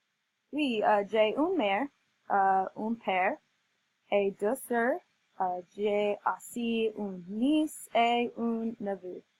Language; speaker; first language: French; non-native, learner; English